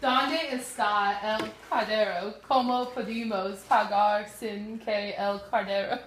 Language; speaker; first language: Spanish; non-native, learner; English